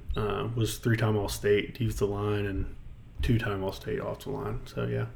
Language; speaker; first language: English; native; English